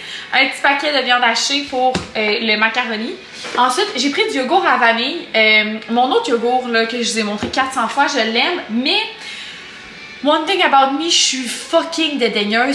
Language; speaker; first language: French; native; French